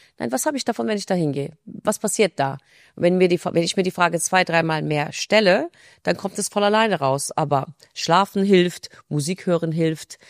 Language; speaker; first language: German; non-native, fluent; Turkish